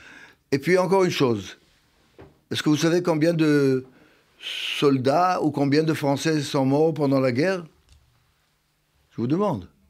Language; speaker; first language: French; non-native, fluent; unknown